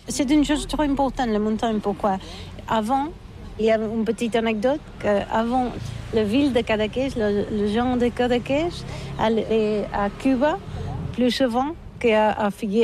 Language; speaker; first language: French; non-native, learner; Catalan